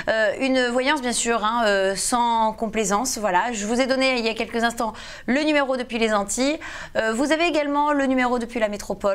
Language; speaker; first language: French; native; French